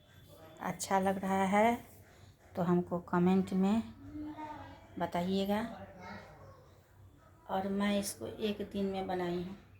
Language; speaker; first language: Hindi; non-native, local second language; Maithili